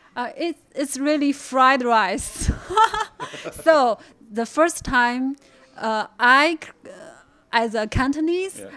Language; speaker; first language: English; non-native, fluent; Chinese